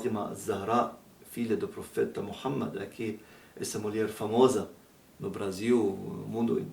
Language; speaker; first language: Portuguese; non-native, learner; Arabic